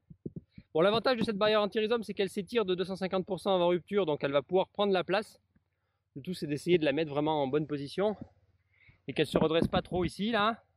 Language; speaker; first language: French; native; French